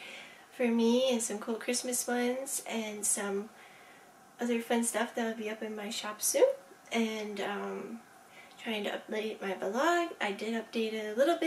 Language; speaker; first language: English; native; English